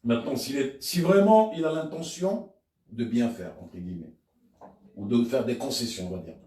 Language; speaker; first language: French; non-native, local second language; Arabic